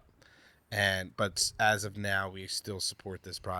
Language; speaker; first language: English; native; English